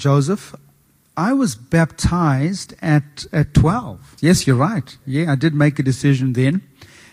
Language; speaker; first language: English; native; English